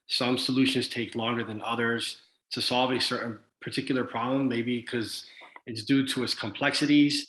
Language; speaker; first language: English; early bilingual, other home language; Spanish